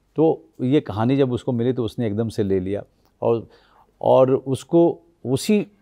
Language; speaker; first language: Hindi; native; Hindi